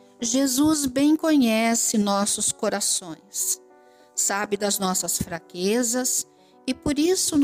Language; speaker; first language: Portuguese; native; Portuguese